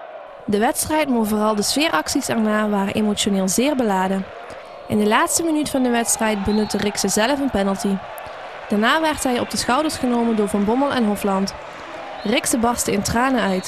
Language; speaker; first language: Dutch; native; Dutch